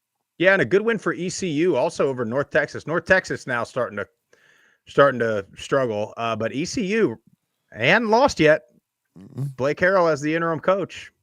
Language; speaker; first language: English; native; English